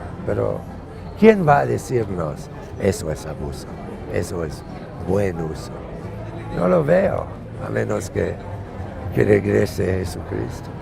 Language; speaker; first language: Spanish; non-native, fluent; English